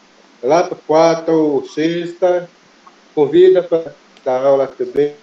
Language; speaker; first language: Portuguese; non-native, local second language; Kayapó